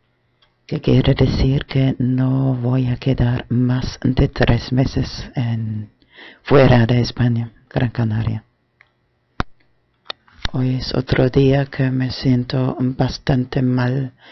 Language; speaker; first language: Spanish; non-native, fluent; German